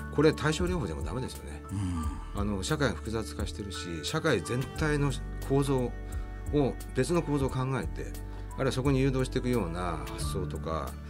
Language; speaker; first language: Japanese; native; Japanese